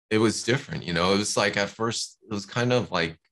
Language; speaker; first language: English; native; English